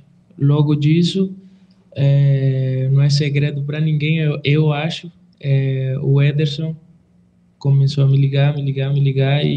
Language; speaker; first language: Portuguese; non-native, fluent; Spanish